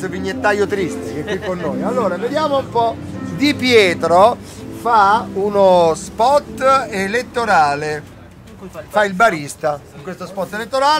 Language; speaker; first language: Italian; native; Italian